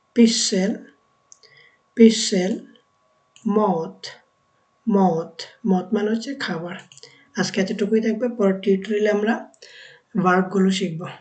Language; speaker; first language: Bangla; native; Bangla